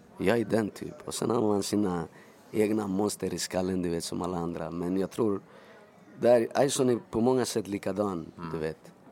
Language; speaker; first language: Swedish; early bilingual, other home language; Spanish